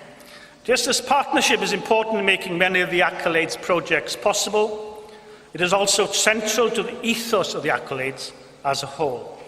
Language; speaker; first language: English; non-native, local second language; Welsh